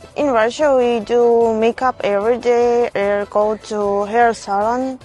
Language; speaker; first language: English; non-native, learner; Russian